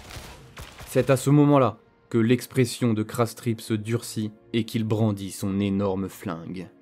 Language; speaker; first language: French; native; French